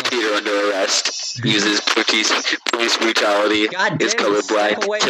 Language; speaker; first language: English; native; English